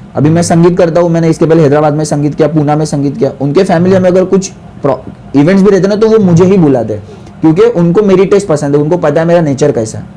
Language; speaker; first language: Hindi; non-native, local second language; Marathi